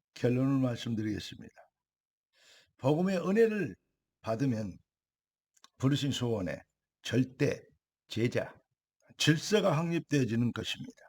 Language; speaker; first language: Korean; native; Korean